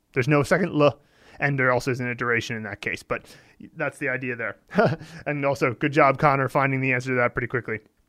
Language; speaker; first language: English; native; English